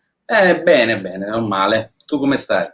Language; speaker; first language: Italian; native; Italian